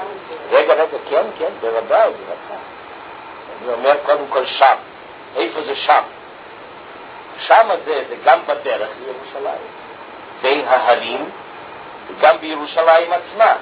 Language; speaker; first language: Hebrew; non-native, fluent; Russian